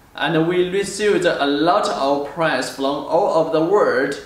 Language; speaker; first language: English; non-native, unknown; Chinese